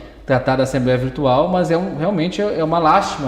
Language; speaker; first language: Portuguese; native; Portuguese